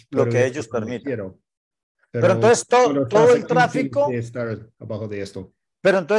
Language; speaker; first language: Spanish; early bilingual, heritage; Spanish